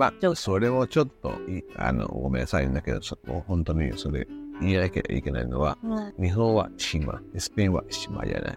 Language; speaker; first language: Japanese; non-native, learner; Spanish